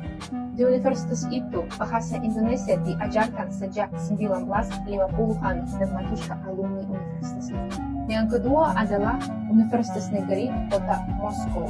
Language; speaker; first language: Indonesian; non-native, learner; Russian